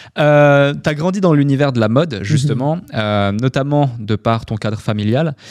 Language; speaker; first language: French; native; French